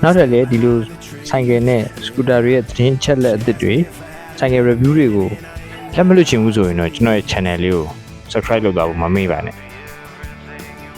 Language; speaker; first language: Burmese; native; Burmese